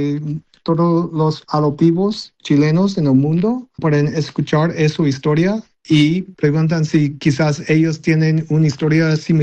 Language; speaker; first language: Spanish; non-native, learner; English